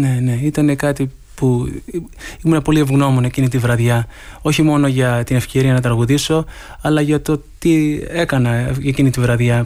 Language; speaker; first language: Greek; early bilingual, heritage; Greek